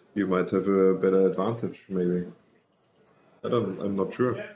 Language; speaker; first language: English; non-native, fluent; German